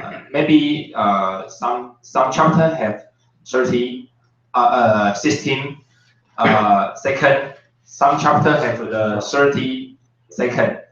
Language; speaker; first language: English; non-native, learner; Chinese